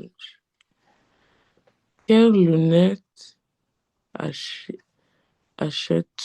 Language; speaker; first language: French; non-native, learner; English